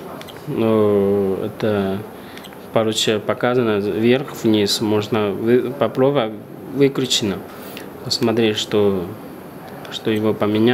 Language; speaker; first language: Russian; non-native, learner; Chinese